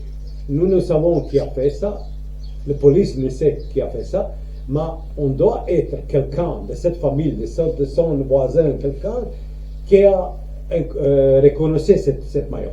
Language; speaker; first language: French; non-native, learner; Croatian